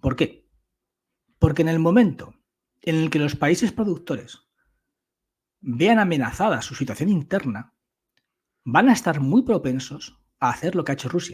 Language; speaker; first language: Spanish; native; Spanish